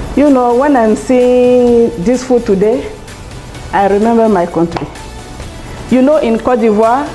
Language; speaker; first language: English; non-native, fluent; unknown